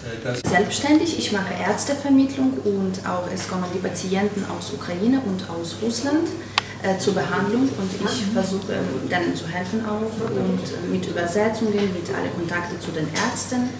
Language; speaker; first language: German; non-native, fluent; Ukrainian